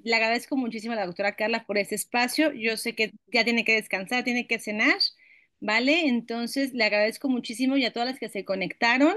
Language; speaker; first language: Spanish; native; Spanish